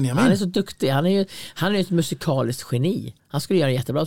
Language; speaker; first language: Swedish; native; Swedish